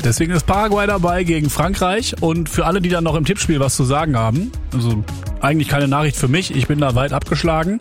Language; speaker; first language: German; native; German